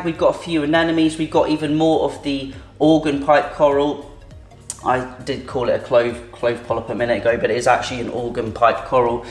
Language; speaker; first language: English; native; English